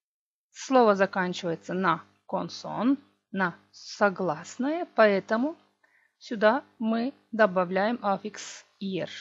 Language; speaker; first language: Russian; non-native, local second language; Gagauz